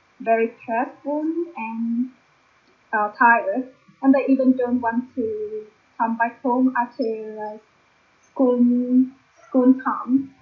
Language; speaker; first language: English; non-native, learner; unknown